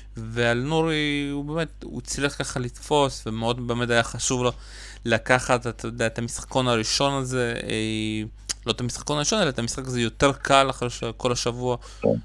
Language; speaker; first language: Hebrew; early bilingual, other home language; Russian